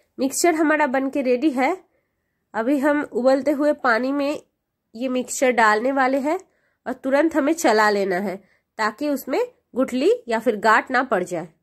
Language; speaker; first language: Hindi; non-native, local second language; Bangla